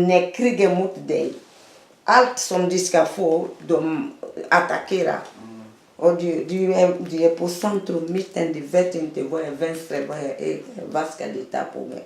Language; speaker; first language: Swedish; non-native, fluent; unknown